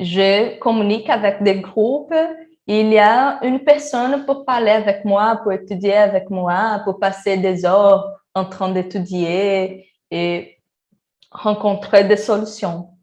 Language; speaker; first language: French; non-native, learner; Portuguese